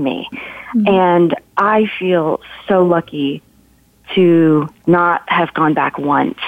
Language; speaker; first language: English; native; English